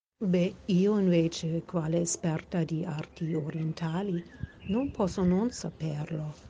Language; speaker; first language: Italian; native; Italian